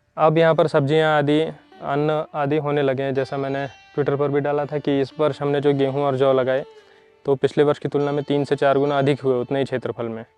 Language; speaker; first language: Hindi; native; Hindi